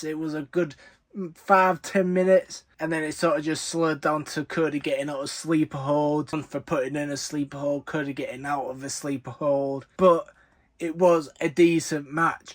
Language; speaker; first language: English; native; English